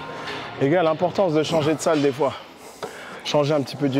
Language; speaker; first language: French; native; French